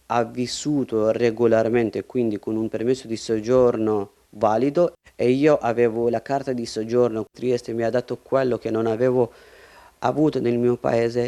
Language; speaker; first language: Italian; non-native, fluent; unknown